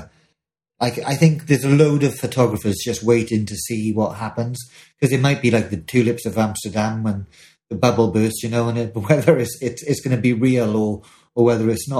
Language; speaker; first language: English; native; English